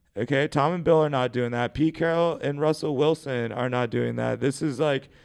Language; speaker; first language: English; native; English